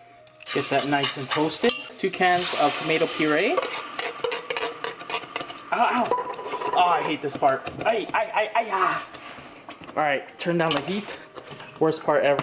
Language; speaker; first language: English; native; English